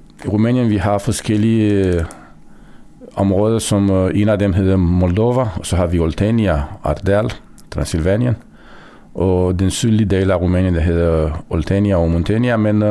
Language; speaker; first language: Danish; non-native, fluent; Romanian